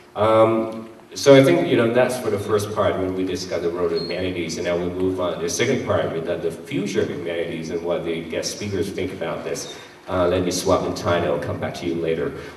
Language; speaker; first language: English; non-native, fluent; Thai